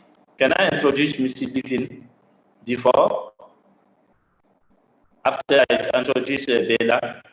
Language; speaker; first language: English; non-native, learner; French